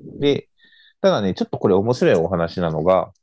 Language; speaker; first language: Japanese; native; Japanese